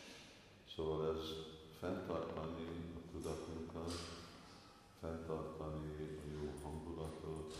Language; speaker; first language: Hungarian; non-native, fluent; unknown